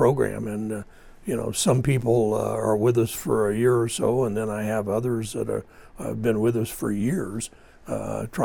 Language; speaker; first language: English; native; English